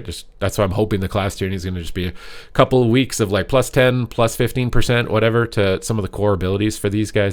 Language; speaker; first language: English; native; English